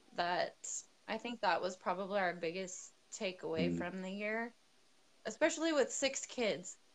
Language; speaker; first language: English; native; English